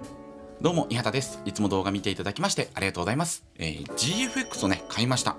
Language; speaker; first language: Japanese; native; Japanese